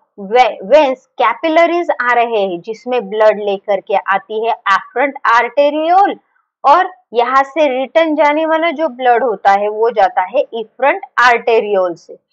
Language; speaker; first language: Hindi; non-native, local second language; Marathi